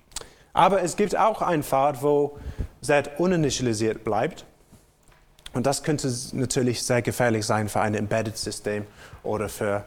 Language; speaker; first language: German; non-native, fluent; English